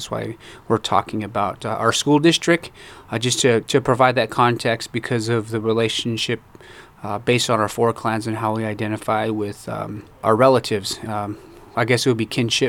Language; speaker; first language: English; early bilingual, other home language; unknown